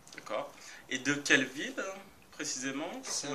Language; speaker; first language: French; non-native, fluent; Portuguese